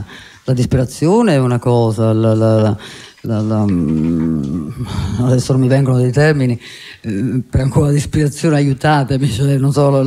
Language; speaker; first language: Italian; native; Italian